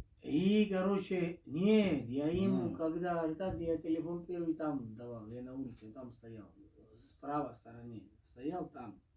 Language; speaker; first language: Russian; non-native, fluent; Georgian